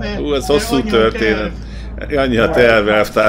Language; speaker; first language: Hungarian; native; Hungarian